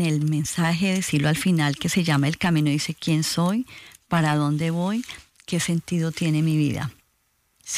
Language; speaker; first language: Spanish; native; Spanish